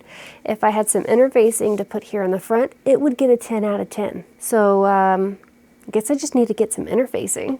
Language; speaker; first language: English; native; English